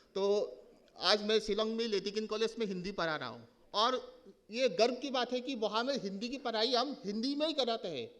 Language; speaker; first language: Hindi; non-native, local second language; Assamese